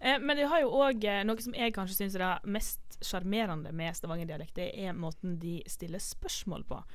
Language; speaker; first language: Norwegian; native; Norwegian